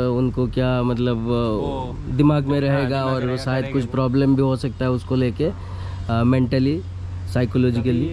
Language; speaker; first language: Hindi; non-native, local second language; Odia